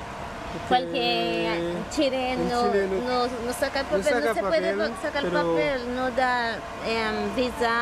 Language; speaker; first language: Spanish; non-native, learner; Haitian Creole